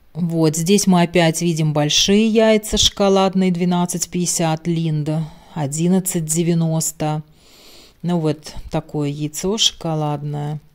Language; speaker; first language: Russian; non-native, local second language; Latvian